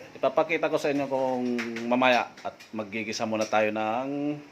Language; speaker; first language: Filipino; non-native, local second language; Bikol